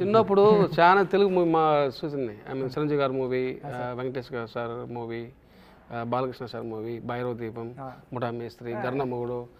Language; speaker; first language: Telugu; non-native, learner; Tamil